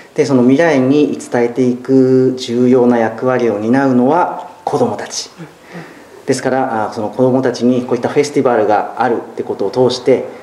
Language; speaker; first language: Japanese; native; Japanese